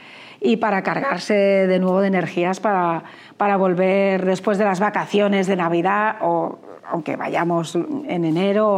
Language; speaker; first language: Spanish; native; Spanish